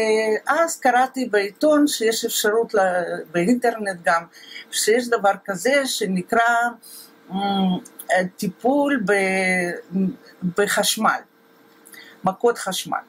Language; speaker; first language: Hebrew; non-native, fluent; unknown